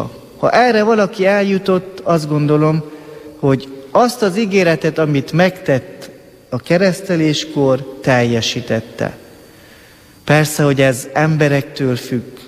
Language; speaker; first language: Hungarian; native; Hungarian